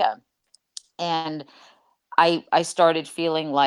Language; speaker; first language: English; native; English